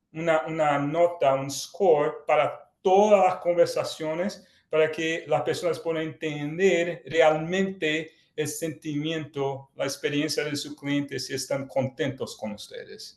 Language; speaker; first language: Spanish; non-native, fluent; Portuguese